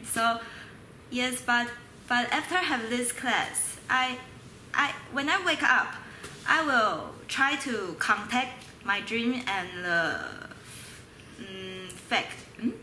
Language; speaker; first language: English; non-native, learner; Chinese